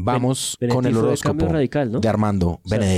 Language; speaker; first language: Spanish; native; Spanish